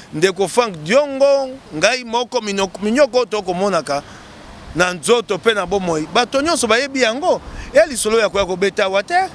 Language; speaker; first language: Lingala; non-native, local second language; Luba-Lulua